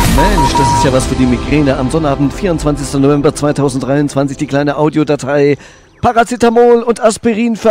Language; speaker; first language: German; native; German